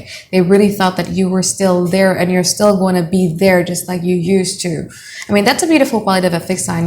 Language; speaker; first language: English; non-native, fluent; Indonesian